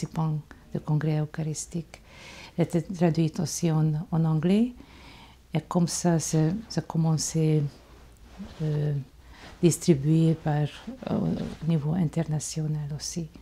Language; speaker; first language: French; non-native, fluent; Hungarian